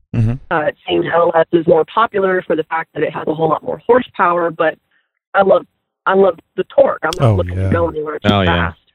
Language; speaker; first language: English; native; English